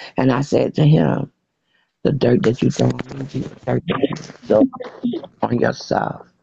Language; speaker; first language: English; native; English